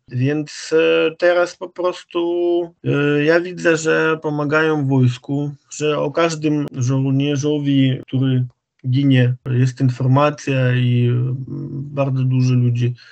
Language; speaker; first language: Polish; non-native, fluent; Ukrainian